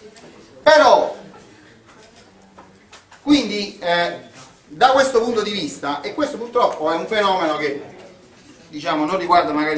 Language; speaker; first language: Italian; native; Italian